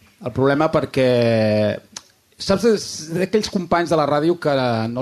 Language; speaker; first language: Catalan; non-native, fluent; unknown